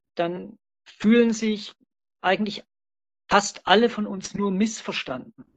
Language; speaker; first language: German; native; German